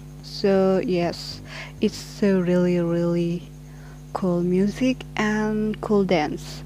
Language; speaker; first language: English; non-native, learner; Indonesian